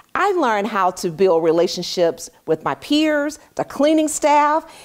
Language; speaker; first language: English; native; English